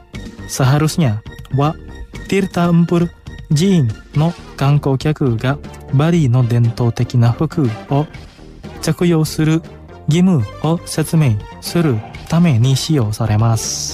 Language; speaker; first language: Japanese; non-native, fluent; Indonesian